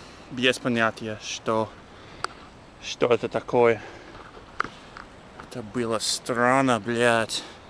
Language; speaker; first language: Russian; non-native, learner; English